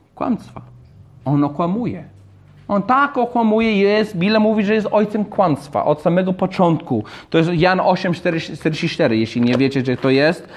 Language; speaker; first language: Polish; non-native, fluent; English